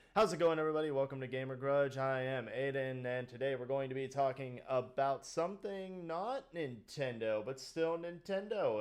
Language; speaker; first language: English; native; English